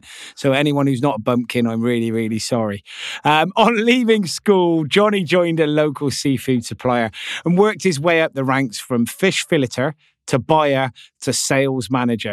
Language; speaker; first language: English; native; English